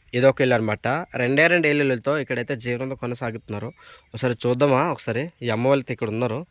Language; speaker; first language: Telugu; non-native, local second language; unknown